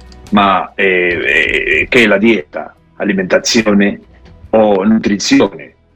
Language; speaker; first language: Italian; non-native, learner; Spanish